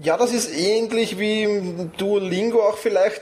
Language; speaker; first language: German; native; German